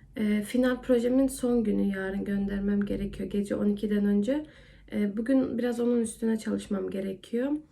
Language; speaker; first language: Turkish; early bilingual, heritage; Turkish